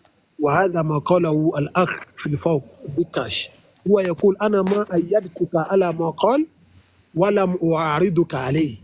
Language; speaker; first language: Arabic; non-native, fluent; Yoruba